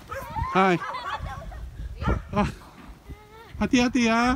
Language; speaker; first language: Indonesian; non-native, learner; English